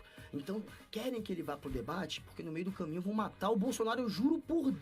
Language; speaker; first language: Portuguese; native; Portuguese